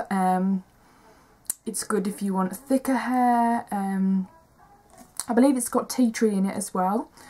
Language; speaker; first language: English; native; English